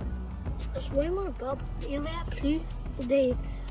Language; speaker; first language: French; non-native, learner; English